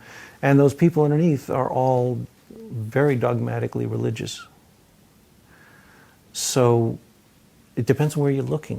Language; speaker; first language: English; native; English